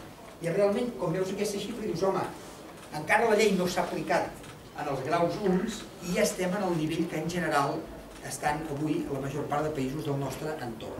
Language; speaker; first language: Catalan; native; Catalan